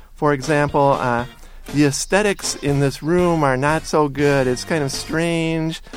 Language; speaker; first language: English; native; English